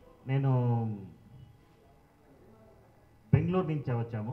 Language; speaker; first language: Telugu; non-native, fluent; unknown